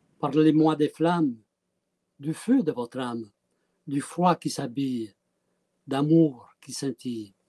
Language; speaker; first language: French; early bilingual, other home language; Italian